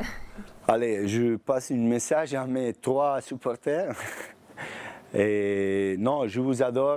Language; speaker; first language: French; non-native, fluent; Bosnian